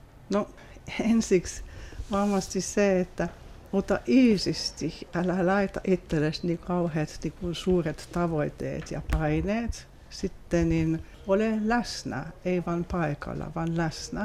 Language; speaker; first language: Finnish; non-native, fluent; French